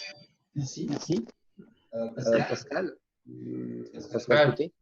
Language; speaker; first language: French; native; French